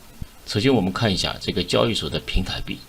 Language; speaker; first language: Chinese; native; Chinese